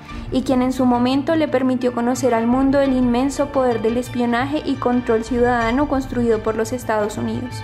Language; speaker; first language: Spanish; native; Spanish